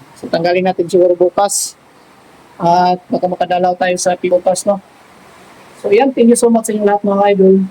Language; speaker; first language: Filipino; non-native, local second language; Cebuano